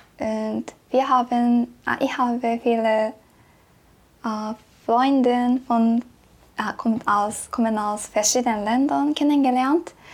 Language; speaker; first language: German; non-native, learner; Japanese